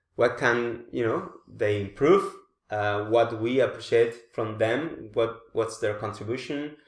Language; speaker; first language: English; non-native, fluent; Spanish